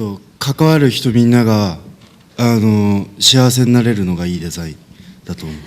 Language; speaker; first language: Japanese; native; Japanese